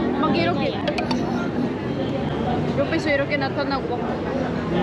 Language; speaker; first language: Korean; native; Korean